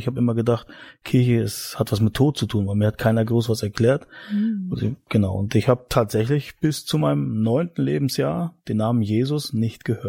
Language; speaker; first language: German; native; German